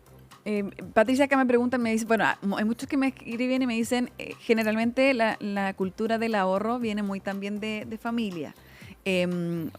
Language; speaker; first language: Spanish; native; Spanish